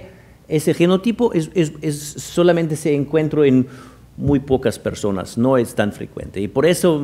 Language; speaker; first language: Spanish; non-native, fluent; German